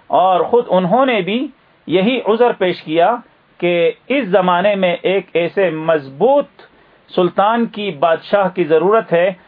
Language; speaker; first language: Urdu; native; Urdu